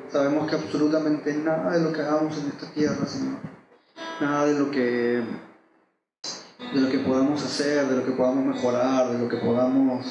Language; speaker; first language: Spanish; native; Spanish